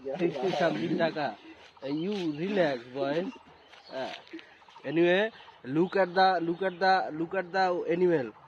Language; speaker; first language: English; non-native, learner; Bangla